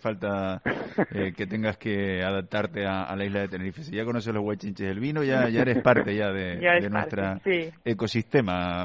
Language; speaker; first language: Spanish; native; Spanish